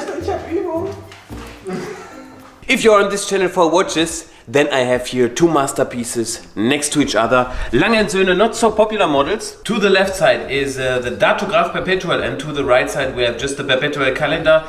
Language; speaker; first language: English; non-native, fluent; German